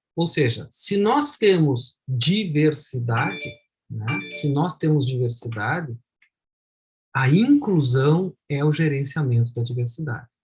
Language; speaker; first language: Portuguese; native; Portuguese